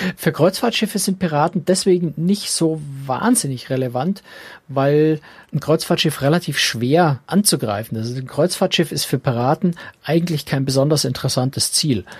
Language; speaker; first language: German; native; German